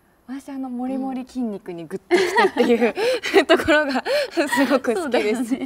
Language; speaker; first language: Japanese; native; Japanese